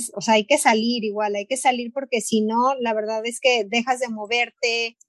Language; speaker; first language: Spanish; native; Spanish